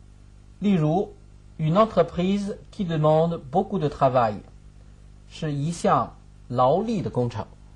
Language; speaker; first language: French; non-native, fluent; Chinese